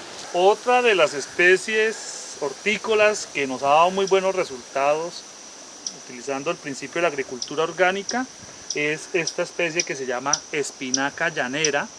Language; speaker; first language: Spanish; native; Spanish